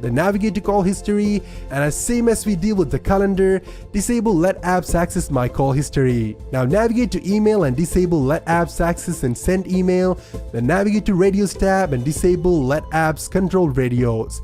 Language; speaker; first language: English; non-native, fluent; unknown